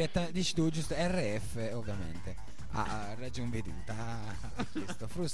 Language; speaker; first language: Italian; native; Italian